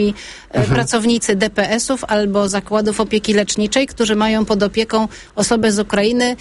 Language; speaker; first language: Polish; native; Polish